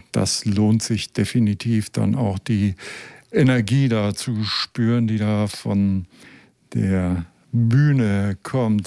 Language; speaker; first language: German; native; German